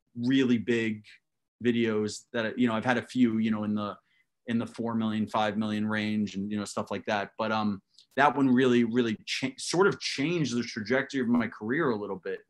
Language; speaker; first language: English; native; English